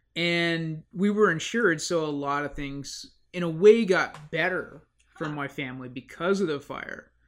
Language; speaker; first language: English; native; English